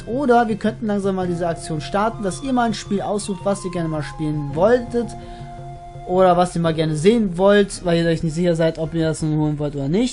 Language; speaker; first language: German; native; German